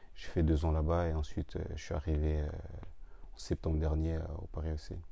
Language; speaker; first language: French; native; French